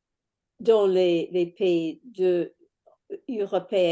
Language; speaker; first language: French; non-native, fluent; English